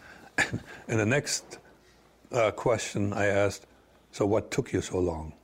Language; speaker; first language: English; non-native, fluent; German